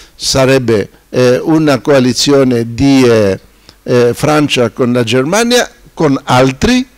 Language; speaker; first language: Italian; non-native, fluent; Greek